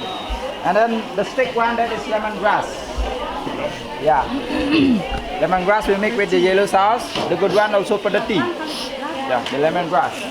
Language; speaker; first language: English; non-native, learner; Indonesian